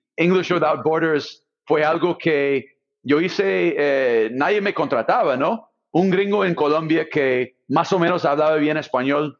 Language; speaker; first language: Spanish; non-native, fluent; English